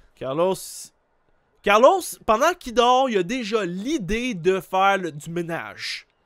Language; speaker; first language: French; native; French